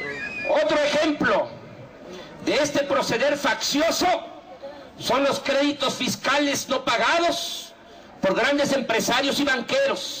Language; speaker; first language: Spanish; native; Spanish